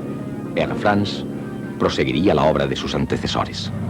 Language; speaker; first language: Spanish; native; Spanish